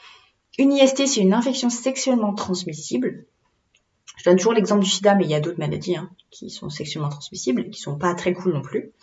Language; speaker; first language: French; native; French